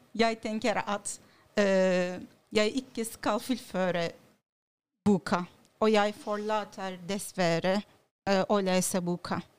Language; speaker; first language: Norwegian; non-native, learner; Turkish